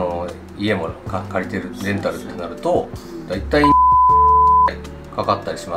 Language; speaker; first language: Japanese; native; Japanese